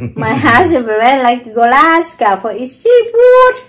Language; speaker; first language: English; non-native, learner; Vietnamese